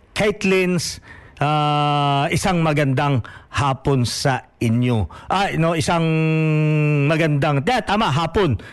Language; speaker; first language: Filipino; non-native, local second language; Hiligaynon